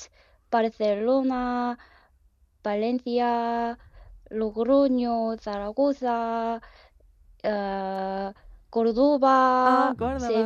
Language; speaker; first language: Spanish; non-native, learner; Korean